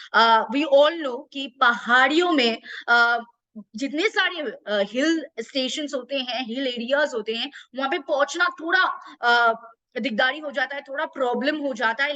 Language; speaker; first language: Hindi; native; Hindi